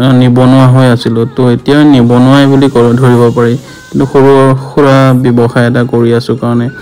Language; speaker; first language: Assamese; non-native, local second language; Mising